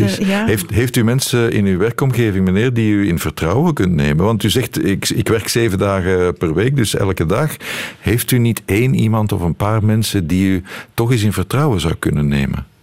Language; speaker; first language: Dutch; native; Dutch